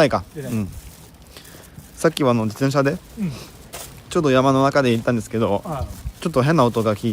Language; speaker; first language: Japanese; non-native, learner; French